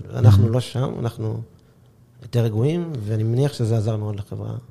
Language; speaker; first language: Hebrew; native; Hebrew